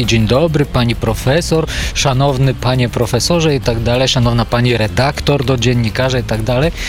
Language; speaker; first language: Polish; non-native, fluent; Bulgarian